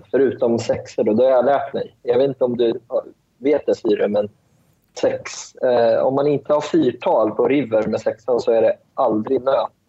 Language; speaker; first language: Swedish; early bilingual, other home language; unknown